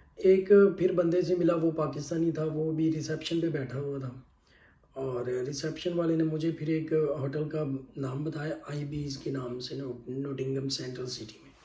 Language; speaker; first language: Urdu; non-native, local second language; Punjabi